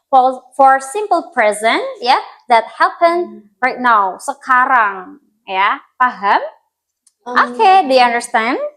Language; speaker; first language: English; non-native, learner; Indonesian